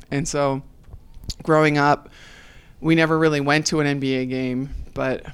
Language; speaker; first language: English; native; English